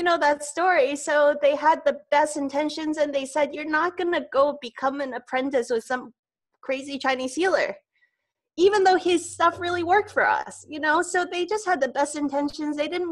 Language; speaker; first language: English; non-native, local second language; Cantonese